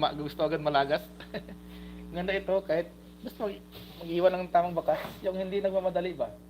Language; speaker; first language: Filipino; non-native, local second language; Hiligaynon